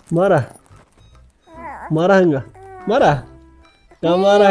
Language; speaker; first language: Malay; non-native, learner; Turkish